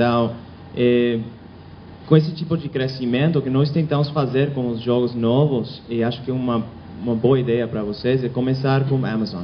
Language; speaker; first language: Portuguese; non-native, fluent; Spanish